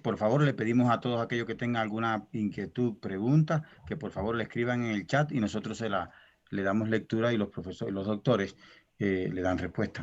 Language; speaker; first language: Spanish; native; Spanish